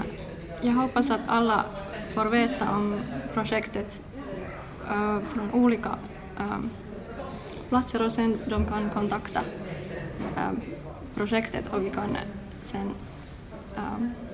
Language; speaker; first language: Swedish; non-native, local second language; Finnish